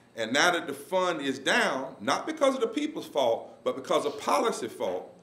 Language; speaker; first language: English; native; English